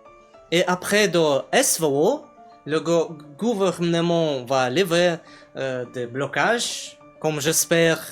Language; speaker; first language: French; non-native, learner; Russian